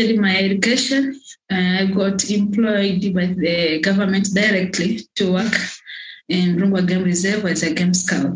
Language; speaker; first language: English; non-native, local second language; Swahili